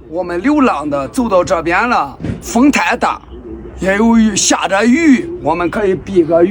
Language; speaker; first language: Chinese; native; Chinese